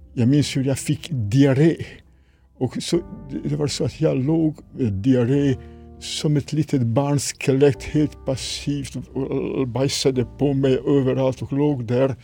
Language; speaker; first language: Swedish; non-native, fluent; Serbian